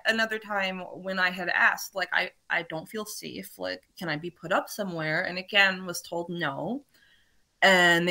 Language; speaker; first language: English; native; English